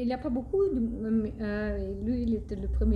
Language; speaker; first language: French; non-native, fluent; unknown